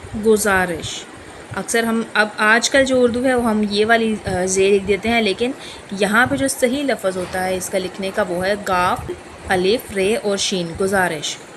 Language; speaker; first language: Urdu; native; Urdu